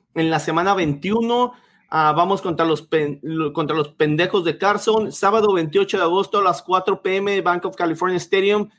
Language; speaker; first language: Spanish; native; Spanish